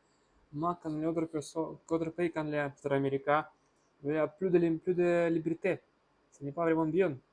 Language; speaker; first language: French; non-native, learner; Russian